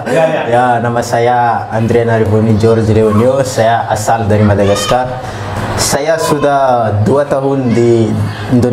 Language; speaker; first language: Indonesian; non-native, learner; Malagasy